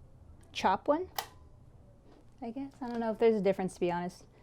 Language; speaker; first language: English; native; English